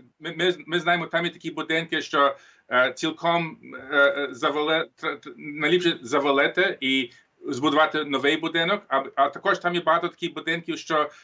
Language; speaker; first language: Ukrainian; early bilingual, heritage; Ukrainian